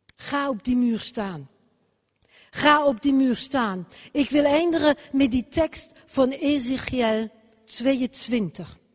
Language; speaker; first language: Dutch; non-native, fluent; French